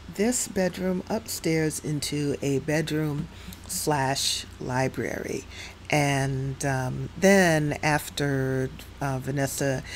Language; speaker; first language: English; native; English